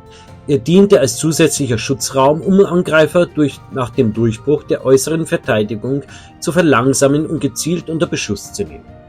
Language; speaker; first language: German; native; German